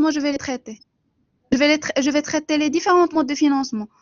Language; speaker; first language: French; non-native, local second language; Arabic